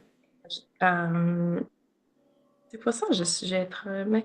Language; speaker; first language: French; non-native, learner; English